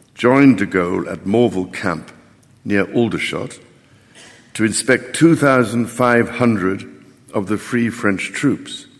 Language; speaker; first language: English; native; English